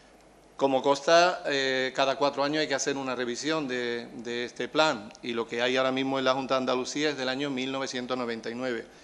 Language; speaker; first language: Spanish; native; Spanish